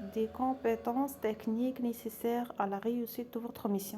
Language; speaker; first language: French; non-native, local second language; Arabic